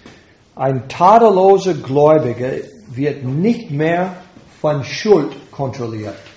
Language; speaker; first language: German; non-native, fluent; English